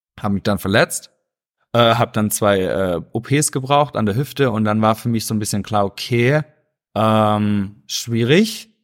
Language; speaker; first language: German; native; German